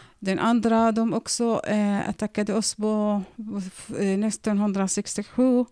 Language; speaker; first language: Swedish; non-native, fluent; Arabic